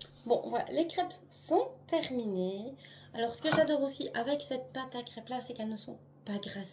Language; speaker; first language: French; native; French